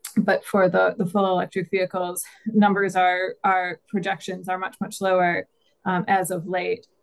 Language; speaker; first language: English; native; English